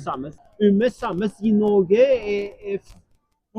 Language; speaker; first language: Norwegian; non-native, learner; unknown